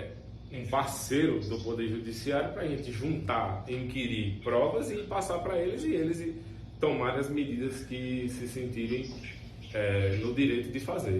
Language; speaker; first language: Portuguese; native; Portuguese